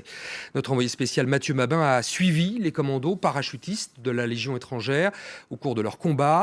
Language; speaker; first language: French; native; French